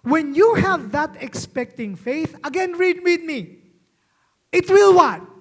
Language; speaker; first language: English; non-native, local second language; Filipino